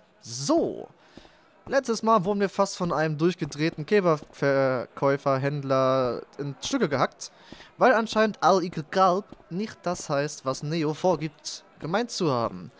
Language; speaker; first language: German; native; German